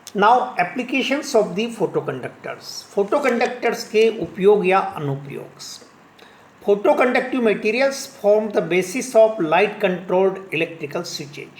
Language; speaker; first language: Hindi; native; Hindi